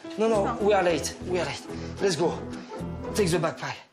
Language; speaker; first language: English; non-native, learner; French